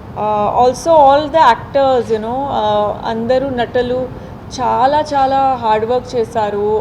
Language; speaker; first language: Telugu; non-native, fluent; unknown